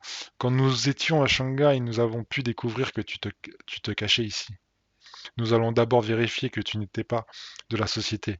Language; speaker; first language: French; native; French